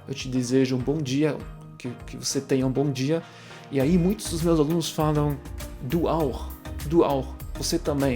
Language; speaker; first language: Portuguese; non-native, fluent; German